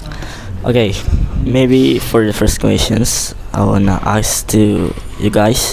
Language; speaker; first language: English; non-native, learner; Indonesian